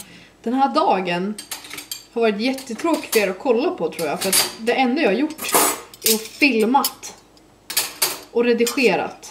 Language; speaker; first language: Swedish; native; Swedish